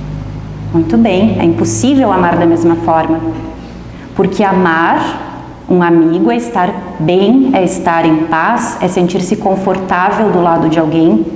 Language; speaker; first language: Portuguese; native; Portuguese